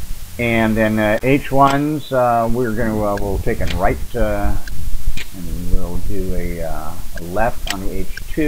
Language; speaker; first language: English; native; English